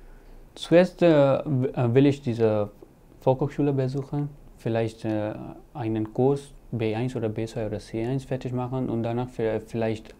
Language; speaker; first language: German; non-native, learner; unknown